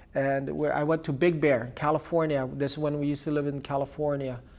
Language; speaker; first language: English; early bilingual, other home language; Filipino